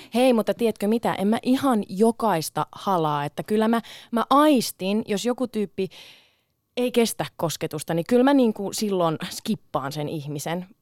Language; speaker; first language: Finnish; early bilingual, other home language; Sinhala